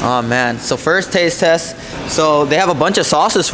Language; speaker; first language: English; native; English